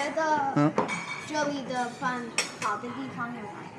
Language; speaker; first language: Chinese; non-native, fluent; English